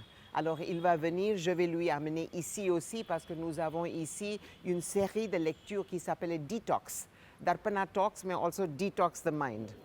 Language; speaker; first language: French; non-native, fluent; Gujarati